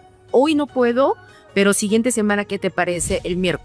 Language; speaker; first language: Spanish; non-native, fluent; Korean